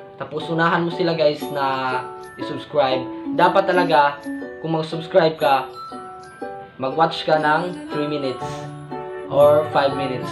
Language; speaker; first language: Filipino; non-native, local second language; Cebuano